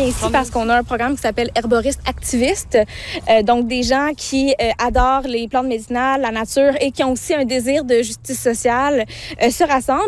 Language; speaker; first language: French; native; French